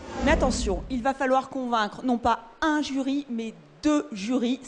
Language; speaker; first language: French; native; French